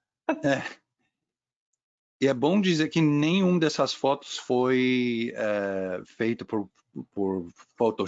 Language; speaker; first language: Portuguese; non-native, fluent; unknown